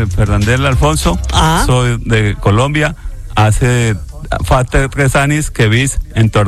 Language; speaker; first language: Catalan; non-native, learner; Spanish